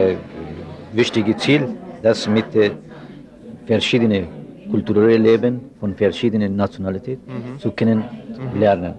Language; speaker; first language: German; non-native, learner; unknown